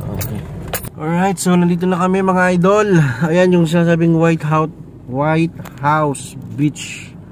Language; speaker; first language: Filipino; native; Filipino